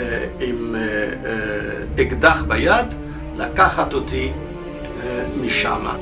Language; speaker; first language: Hebrew; non-native, fluent; French